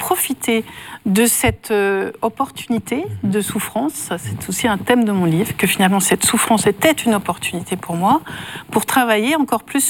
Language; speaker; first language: French; native; French